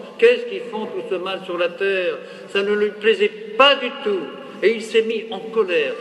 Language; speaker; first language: French; native; French